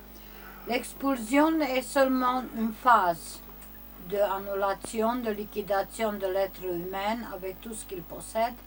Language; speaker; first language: French; non-native, learner; Romanian